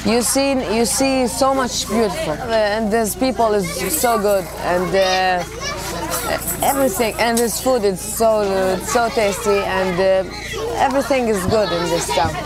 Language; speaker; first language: English; non-native, learner; Arabic